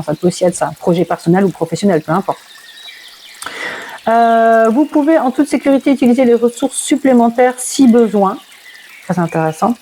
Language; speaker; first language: French; native; French